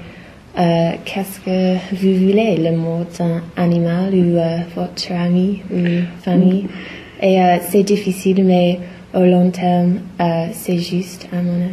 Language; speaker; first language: French; non-native, learner; English